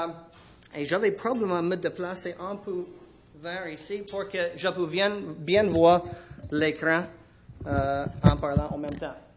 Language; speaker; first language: French; non-native, fluent; English